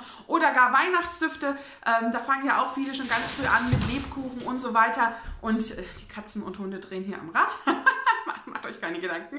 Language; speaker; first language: German; native; German